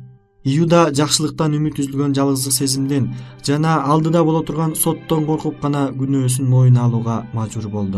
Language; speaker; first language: Kyrgyz; native; Kyrgyz